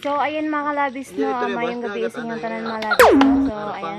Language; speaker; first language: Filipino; non-native, local second language; Hiligaynon